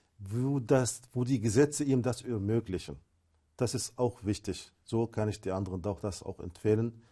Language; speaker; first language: German; non-native, fluent; Arabic